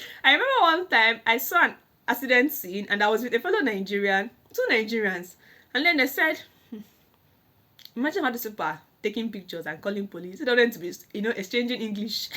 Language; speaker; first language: English; non-native, local second language; Igbo